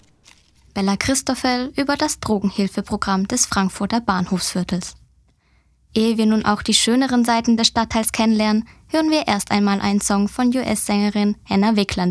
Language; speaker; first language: German; native; German